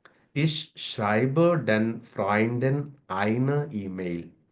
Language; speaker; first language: German; non-native, learner; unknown